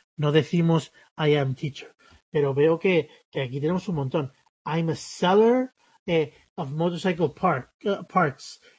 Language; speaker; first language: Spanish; early bilingual, other home language; English